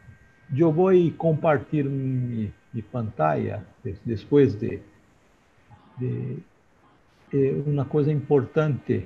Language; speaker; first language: Spanish; non-native, learner; Portuguese